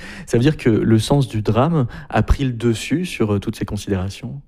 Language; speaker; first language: French; native; French